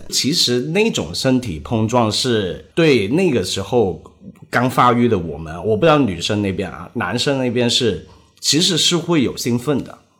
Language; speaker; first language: Chinese; non-native, local second language; Cantonese